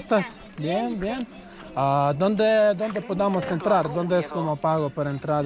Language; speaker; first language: Spanish; non-native, learner; Croatian